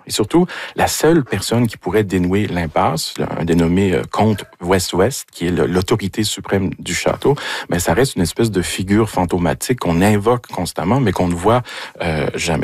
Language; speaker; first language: French; native; French